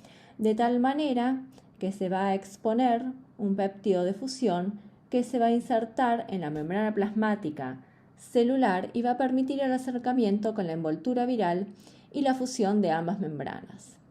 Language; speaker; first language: Spanish; native; Spanish